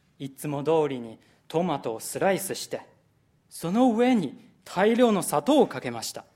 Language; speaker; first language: Japanese; non-native, fluent; Chinese